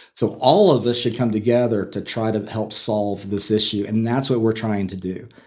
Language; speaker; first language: English; native; English